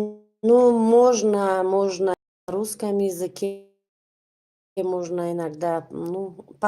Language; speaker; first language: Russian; non-native, local second language; Tajik